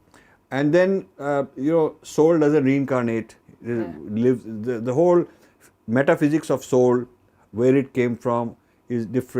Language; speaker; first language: English; non-native, local second language; Hindi